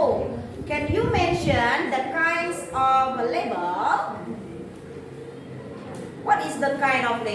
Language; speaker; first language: English; non-native, learner; Indonesian